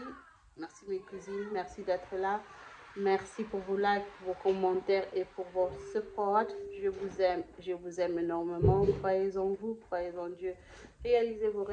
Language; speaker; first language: French; non-native, local second language; Lingala